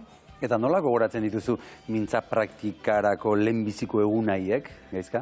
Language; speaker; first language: Basque; native; Basque